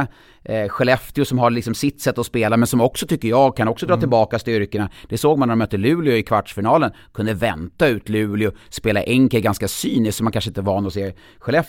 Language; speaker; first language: Swedish; native; Swedish